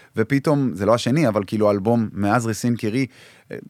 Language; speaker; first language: Hebrew; early bilingual, other home language; Arabic